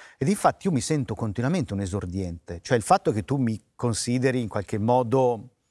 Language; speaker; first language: Italian; native; Italian